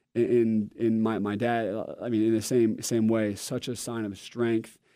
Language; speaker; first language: English; native; English